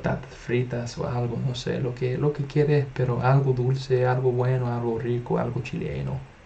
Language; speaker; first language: Spanish; non-native, fluent; English